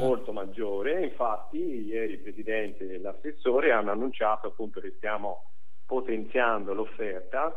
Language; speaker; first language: Italian; native; Italian